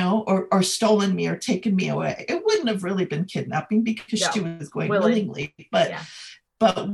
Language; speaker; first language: English; native; English